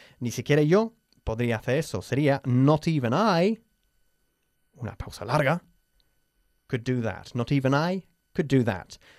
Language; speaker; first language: English; native; English